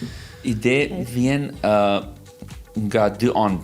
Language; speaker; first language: Albanian; non-native, fluent; English